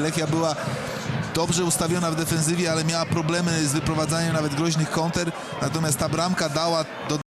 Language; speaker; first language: Polish; native; Polish